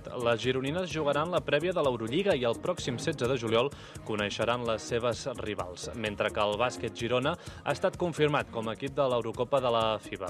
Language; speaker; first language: Catalan; native; Catalan